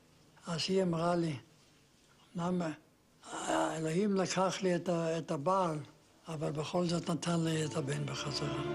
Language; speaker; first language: Hebrew; non-native, fluent; German